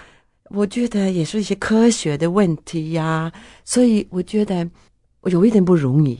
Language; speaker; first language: Chinese; non-native, fluent; Norwegian